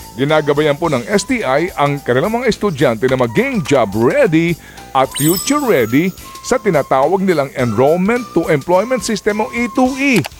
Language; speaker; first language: Filipino; non-native, local second language; Cebuano